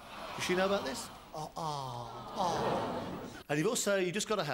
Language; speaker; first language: English; native; English